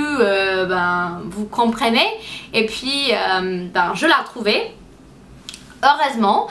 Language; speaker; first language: French; non-native, fluent; English